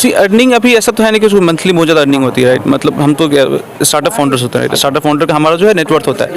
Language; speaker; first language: Hindi; non-native, local second language; Maithili